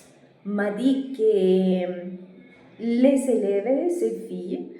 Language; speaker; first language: French; non-native, fluent; Spanish